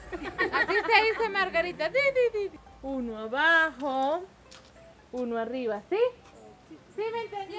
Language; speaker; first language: Spanish; native; Spanish